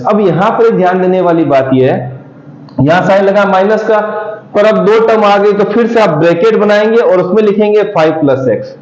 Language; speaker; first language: Hindi; native; Hindi